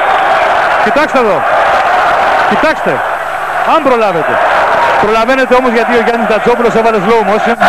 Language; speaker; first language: Greek; native; Greek